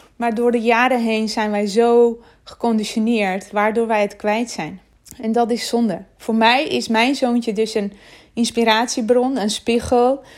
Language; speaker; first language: Dutch; non-native, fluent; Armenian